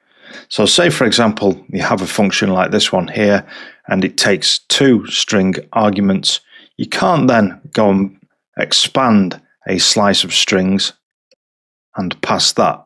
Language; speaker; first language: English; native; English